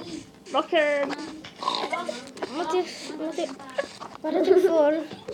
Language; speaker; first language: Welsh; non-native, local second language; English